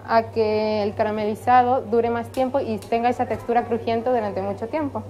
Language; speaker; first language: Spanish; native; Spanish